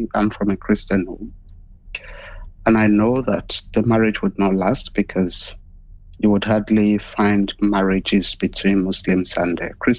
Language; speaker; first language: English; non-native, local second language; Yoruba